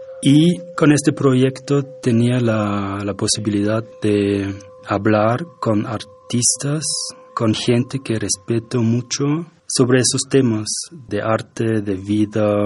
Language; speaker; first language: Spanish; non-native, fluent; German